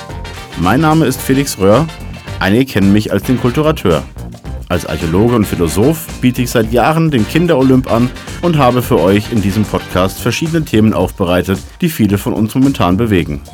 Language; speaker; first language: German; native; German